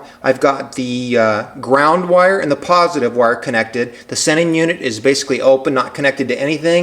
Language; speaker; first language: English; native; English